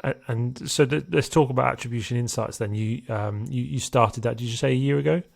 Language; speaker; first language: English; native; English